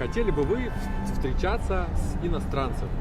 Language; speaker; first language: Russian; native; Russian